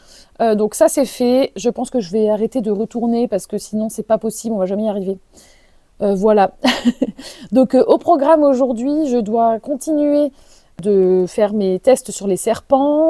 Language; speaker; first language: French; native; French